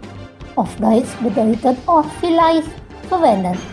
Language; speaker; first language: German; non-native, fluent; Indonesian